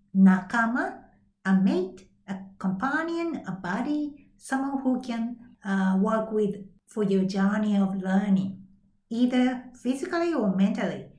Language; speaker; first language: English; non-native, fluent; Japanese